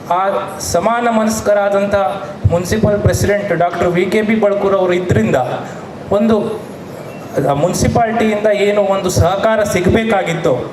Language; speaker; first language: Kannada; non-native, local second language; Konkani